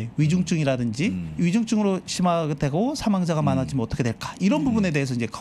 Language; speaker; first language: Korean; native; Korean